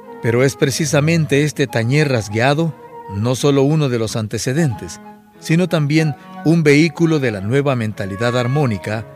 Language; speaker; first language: Spanish; native; Spanish